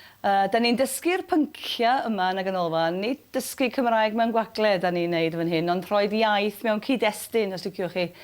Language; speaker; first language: Welsh; native; Welsh